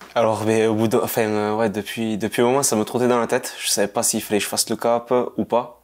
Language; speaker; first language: French; native; French